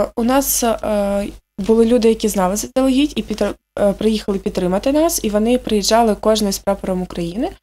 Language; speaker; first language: Ukrainian; native; Ukrainian